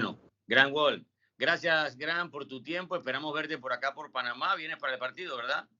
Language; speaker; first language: Spanish; native; Spanish